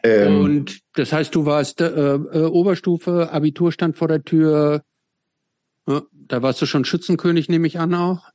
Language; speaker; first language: German; native; German